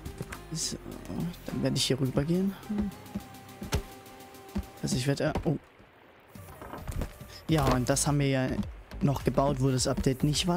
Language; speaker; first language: German; native; German